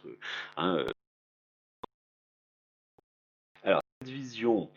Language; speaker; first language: French; native; French